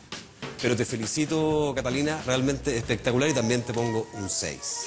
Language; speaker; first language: Spanish; native; Spanish